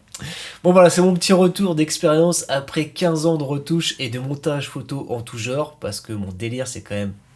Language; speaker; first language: French; native; French